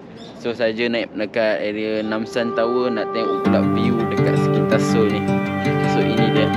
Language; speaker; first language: Malay; native; Malay